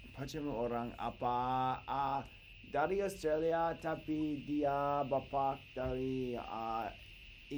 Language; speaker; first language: Indonesian; non-native, learner; English